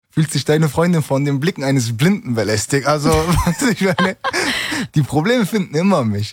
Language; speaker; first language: German; early bilingual, other home language; Turkish